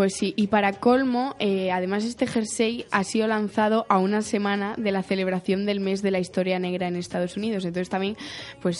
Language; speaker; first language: Spanish; native; Spanish